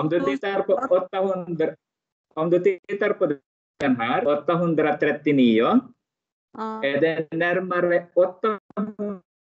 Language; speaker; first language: Swedish; non-native, fluent; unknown